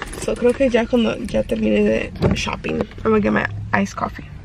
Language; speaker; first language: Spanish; early bilingual, heritage; Spanish